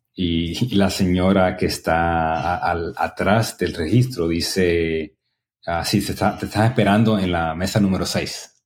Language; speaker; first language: Spanish; early bilingual, other home language; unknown